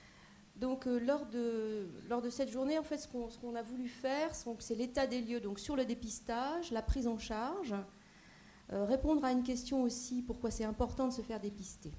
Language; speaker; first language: French; native; French